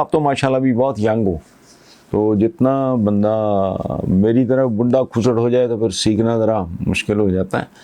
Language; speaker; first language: Urdu; non-native, local second language; Punjabi